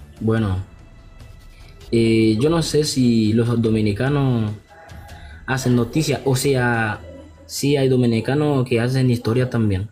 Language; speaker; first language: Spanish; non-native, local second language; Haitian Creole